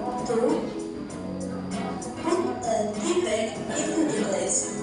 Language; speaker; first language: English; non-native, learner; Indonesian